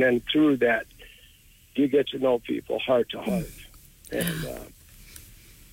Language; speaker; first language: English; native; English